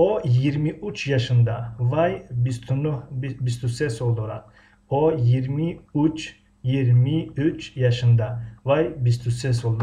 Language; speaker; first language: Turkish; non-native, fluent; Tajik